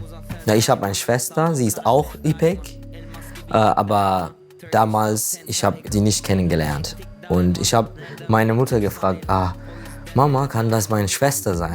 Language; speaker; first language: German; non-native, learner; Turkish